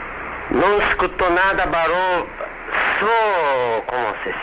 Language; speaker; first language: Portuguese; non-native, learner; Japanese